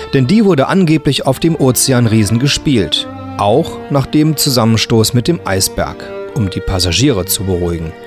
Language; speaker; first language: German; native; German